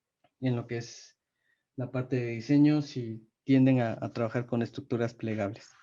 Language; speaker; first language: Spanish; native; Spanish